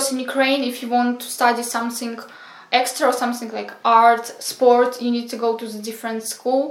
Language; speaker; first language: English; non-native, fluent; Ukrainian